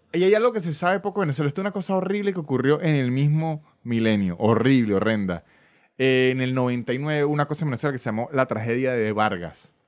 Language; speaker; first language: Spanish; native; Spanish